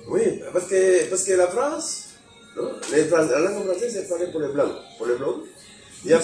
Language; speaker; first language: French; non-native, learner; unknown